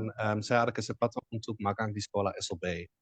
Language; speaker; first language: Indonesian; non-native, fluent; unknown